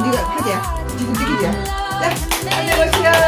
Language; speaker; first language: Korean; native; Korean